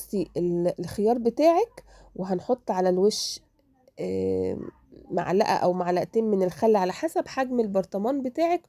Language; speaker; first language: Arabic; native; Arabic